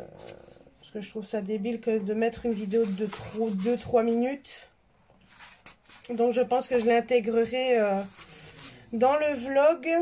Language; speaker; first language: French; native; French